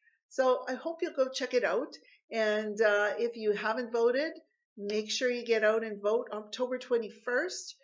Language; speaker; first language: English; native; English